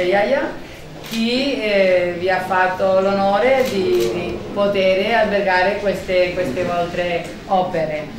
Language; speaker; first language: Italian; non-native, fluent; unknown